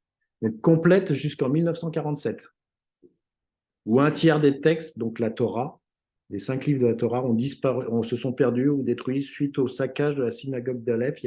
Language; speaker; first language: French; native; French